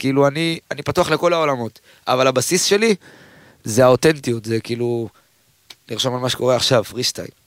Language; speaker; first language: Hebrew; early bilingual, other home language; Amharic